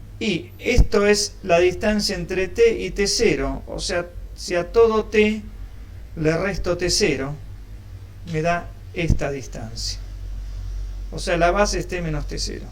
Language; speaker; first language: Spanish; native; Spanish